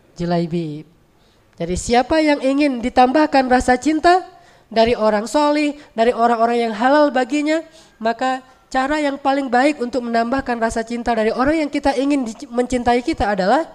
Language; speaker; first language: Indonesian; native; Indonesian